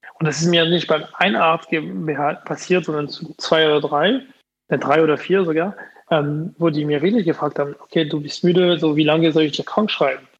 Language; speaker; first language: German; non-native, fluent; French